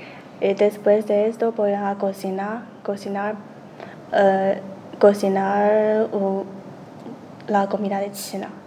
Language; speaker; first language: Spanish; non-native, learner; Chinese